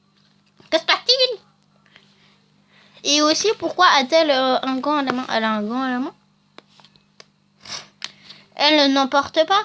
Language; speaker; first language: French; native; French